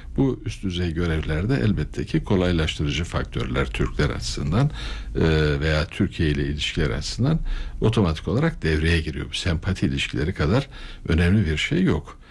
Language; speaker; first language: Turkish; native; Turkish